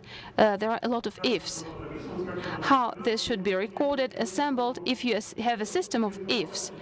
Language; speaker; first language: English; non-native, fluent; Russian